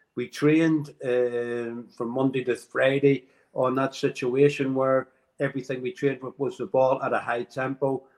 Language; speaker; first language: English; native; English